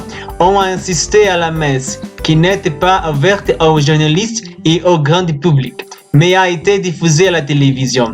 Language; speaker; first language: French; non-native, learner; Spanish